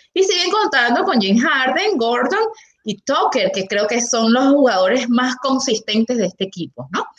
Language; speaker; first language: Spanish; native; Spanish